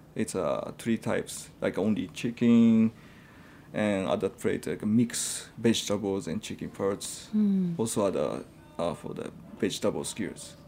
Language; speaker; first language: English; non-native, fluent; Japanese